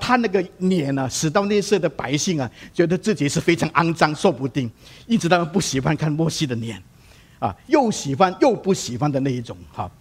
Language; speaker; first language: Chinese; non-native, local second language; Cantonese